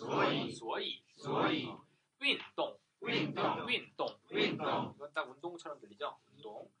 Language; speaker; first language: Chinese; non-native, fluent; Korean